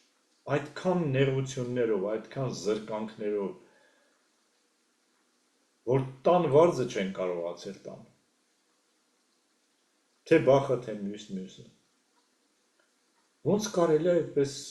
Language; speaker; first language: Armenian; native; Armenian